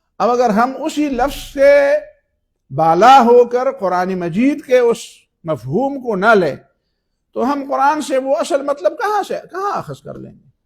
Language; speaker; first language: Urdu; non-native, local second language; Pashto